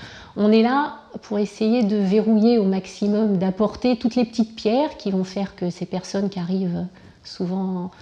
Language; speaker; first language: French; native; French